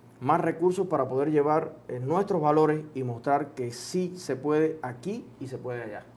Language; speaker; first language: Spanish; native; Spanish